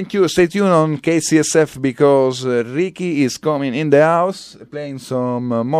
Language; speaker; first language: English; non-native, fluent; Italian